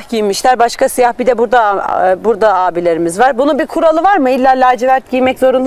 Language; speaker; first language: Turkish; native; Turkish